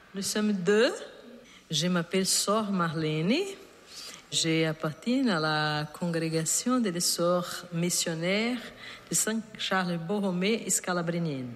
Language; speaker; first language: French; non-native, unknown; Portuguese